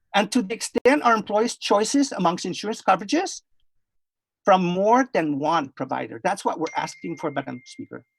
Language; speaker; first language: English; non-native, fluent; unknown